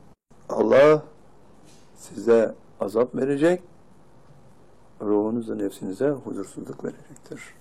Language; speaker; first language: Turkish; native; Turkish